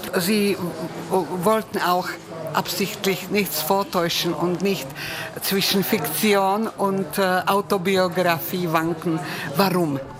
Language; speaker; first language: German; non-native, fluent; Czech